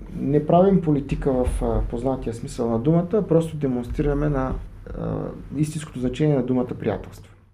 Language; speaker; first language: Bulgarian; native; Bulgarian